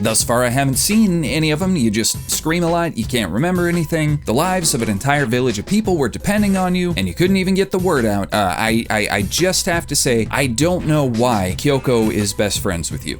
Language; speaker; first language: English; native; English